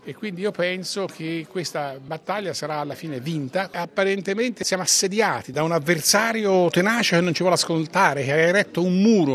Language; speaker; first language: Italian; native; Italian